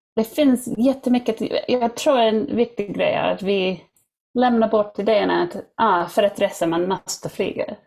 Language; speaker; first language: Swedish; non-native, fluent; English